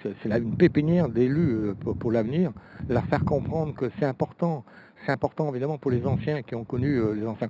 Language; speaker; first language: French; native; French